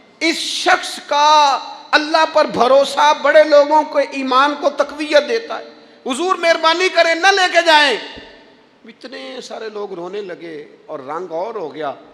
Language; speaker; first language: Urdu; non-native, local second language; Punjabi